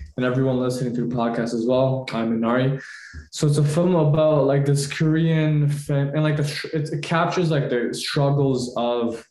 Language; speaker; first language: English; early bilingual, other home language; Korean